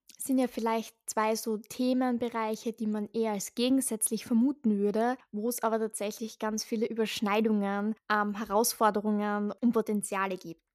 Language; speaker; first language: German; native; German